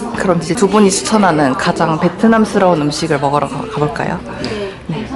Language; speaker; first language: Korean; native; Korean